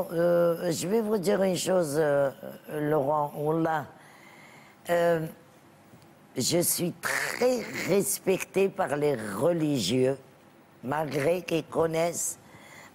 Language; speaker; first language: French; non-native, local second language; Arabic